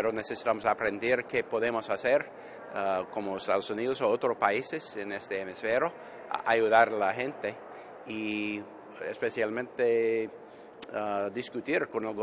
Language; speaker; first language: Spanish; non-native, fluent; English